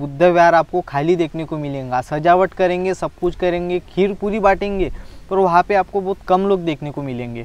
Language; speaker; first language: Hindi; non-native, local second language; Marathi